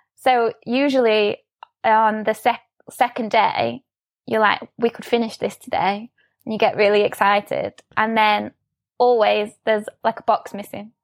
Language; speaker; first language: English; native; English